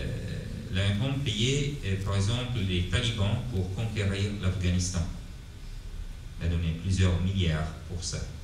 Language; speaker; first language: French; non-native, fluent; Italian